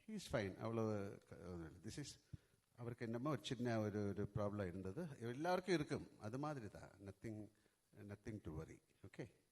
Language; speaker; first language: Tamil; non-native, learner; Malayalam